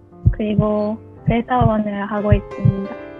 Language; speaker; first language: Korean; non-native, learner; Japanese